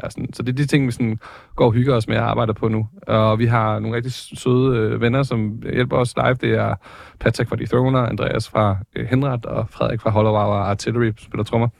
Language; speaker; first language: Danish; native; Danish